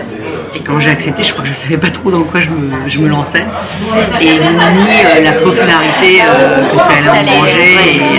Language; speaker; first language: French; native; French